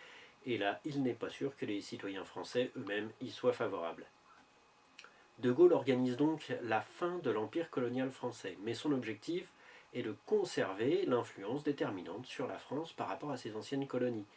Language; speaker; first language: French; native; French